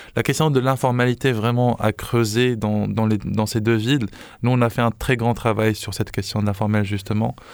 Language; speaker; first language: French; non-native, local second language; Arabic